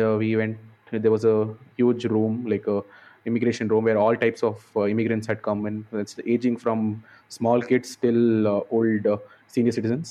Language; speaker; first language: English; non-native, local second language; Kannada